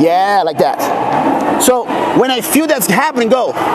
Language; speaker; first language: English; non-native, fluent; Portuguese